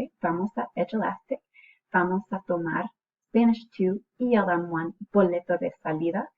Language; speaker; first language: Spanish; non-native, fluent; English